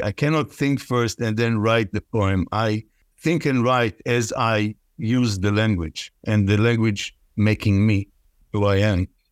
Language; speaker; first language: English; non-native, fluent; Hebrew